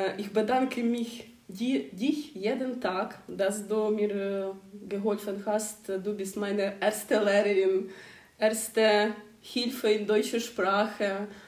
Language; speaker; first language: German; non-native, learner; Ukrainian